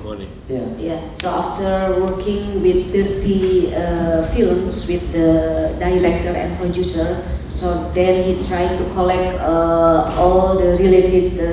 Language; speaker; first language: English; non-native, local second language; Indonesian